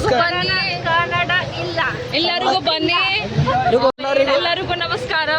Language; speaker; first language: Kannada; non-native, learner; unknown